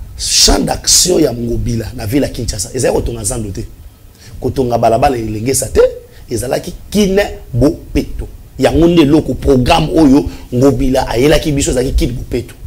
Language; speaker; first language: Lingala; non-native, local second language; Swahili